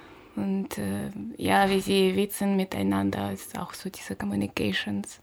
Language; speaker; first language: German; non-native, learner; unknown